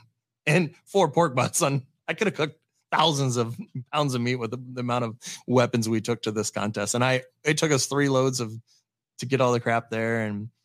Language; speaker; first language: English; native; English